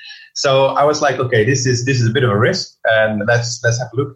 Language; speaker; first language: English; non-native, fluent; Dutch